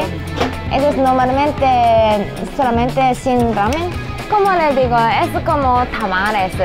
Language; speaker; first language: Spanish; non-native, learner; Japanese